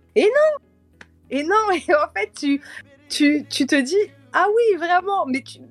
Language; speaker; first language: French; early bilingual, heritage; French